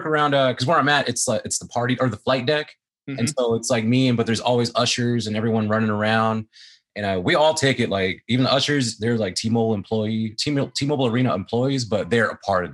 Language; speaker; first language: English; native; English